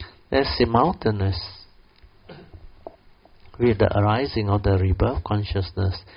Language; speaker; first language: English; non-native, local second language; Min Nan Chinese